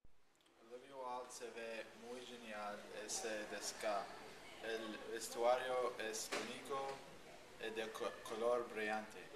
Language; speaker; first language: Spanish; non-native, learner; English